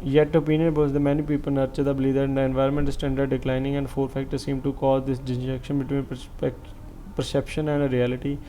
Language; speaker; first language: English; non-native, local second language; Punjabi